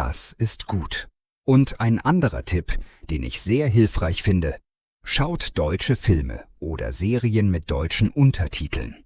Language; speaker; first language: German; non-native, fluent; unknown